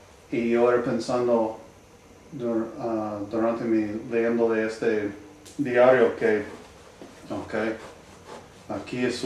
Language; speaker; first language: Spanish; non-native, learner; English